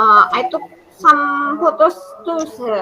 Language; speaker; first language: English; non-native, learner; Indonesian